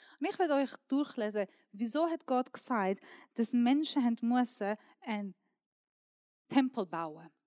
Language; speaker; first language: German; non-native, fluent; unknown